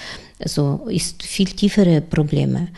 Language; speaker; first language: German; non-native, learner; Russian